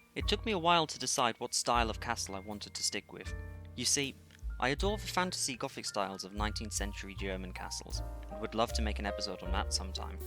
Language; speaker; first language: English; native; English